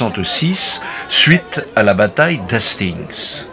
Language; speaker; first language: French; native; French